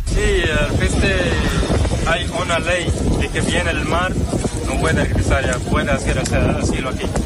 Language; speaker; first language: Spanish; non-native, learner; Arabic